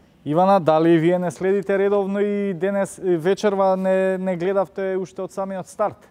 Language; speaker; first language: Macedonian; native; Macedonian